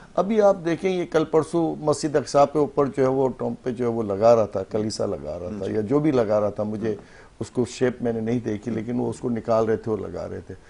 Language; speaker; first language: Urdu; native; Urdu